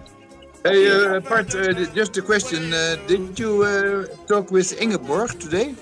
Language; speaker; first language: English; non-native, fluent; Dutch